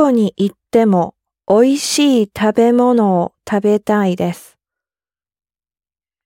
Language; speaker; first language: Japanese; non-native, learner; English